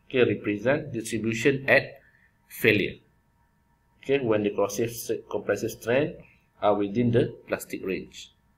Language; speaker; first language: English; non-native, local second language; Malay